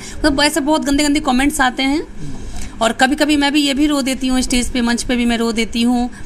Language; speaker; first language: Hindi; native; Hindi